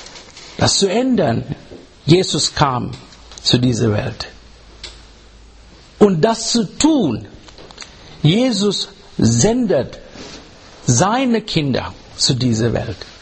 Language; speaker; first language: German; non-native, fluent; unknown